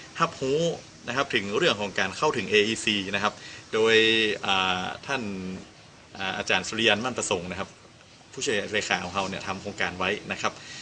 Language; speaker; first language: Thai; native; Thai